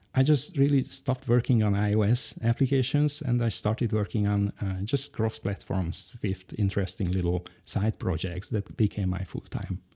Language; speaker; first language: English; non-native, fluent; Hungarian